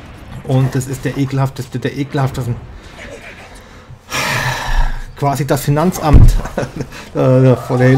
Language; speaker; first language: German; native; German